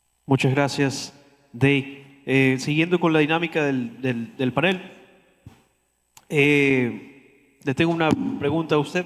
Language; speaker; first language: Spanish; native; Spanish